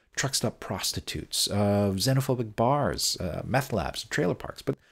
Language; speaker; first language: English; native; English